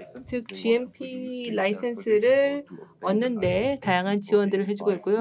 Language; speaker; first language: Korean; native; Korean